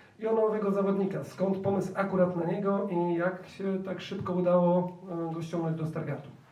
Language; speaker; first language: Polish; native; Polish